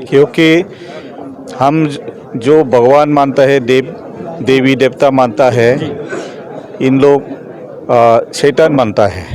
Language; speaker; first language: Hindi; non-native, local second language; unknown